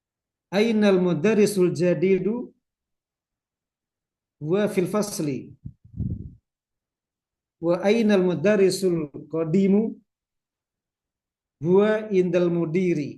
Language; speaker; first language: Arabic; non-native, fluent; Indonesian